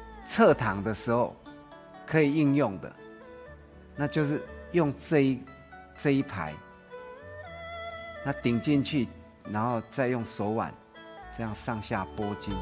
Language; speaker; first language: Chinese; native; Chinese